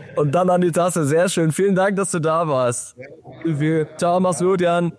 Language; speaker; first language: German; native; German